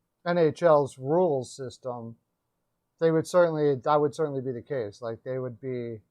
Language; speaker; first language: English; native; English